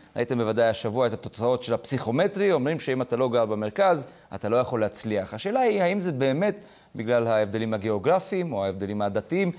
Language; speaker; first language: Hebrew; native; Hebrew